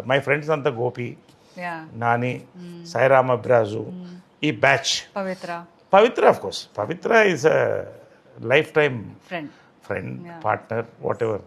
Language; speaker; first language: Telugu; native; Telugu